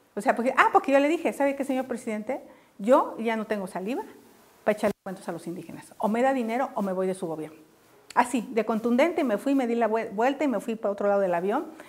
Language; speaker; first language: Spanish; native; Spanish